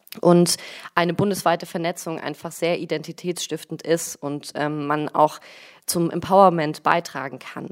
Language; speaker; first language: German; early bilingual, other home language; Russian